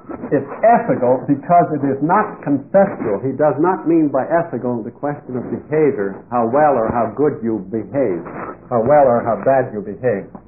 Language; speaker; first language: English; non-native, fluent; Dutch